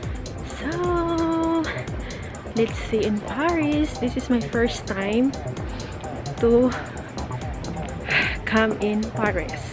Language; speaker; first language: English; non-native, local second language; Filipino